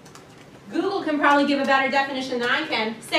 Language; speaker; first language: English; native; English